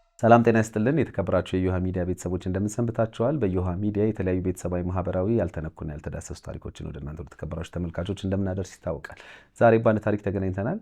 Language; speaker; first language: Amharic; native; Amharic